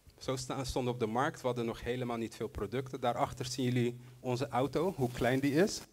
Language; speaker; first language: Dutch; non-native, local second language; Papiamento